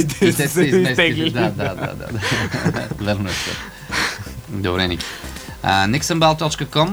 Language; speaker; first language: Bulgarian; native; Bulgarian